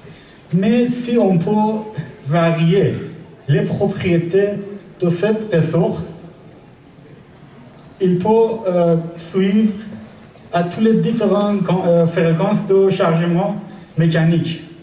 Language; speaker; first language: French; non-native, learner; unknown